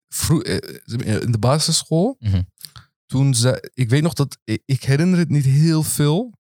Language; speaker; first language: Dutch; early bilingual, other home language; Arabic